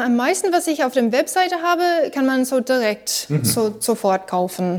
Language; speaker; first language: German; non-native, learner; English